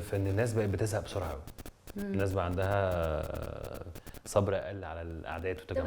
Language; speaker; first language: Arabic; native; Arabic